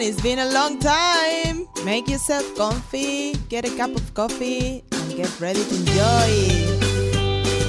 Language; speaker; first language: English; non-native, fluent; Spanish